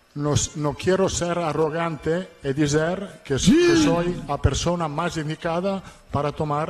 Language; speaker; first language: Portuguese; non-native, learner; Italian